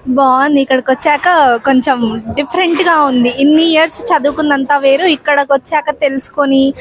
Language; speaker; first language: Telugu; native; Telugu